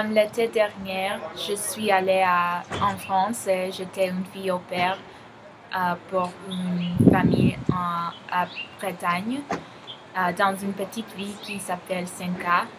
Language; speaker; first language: French; non-native, learner; Spanish